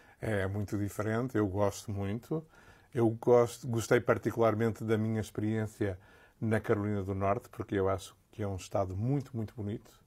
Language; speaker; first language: Portuguese; native; Portuguese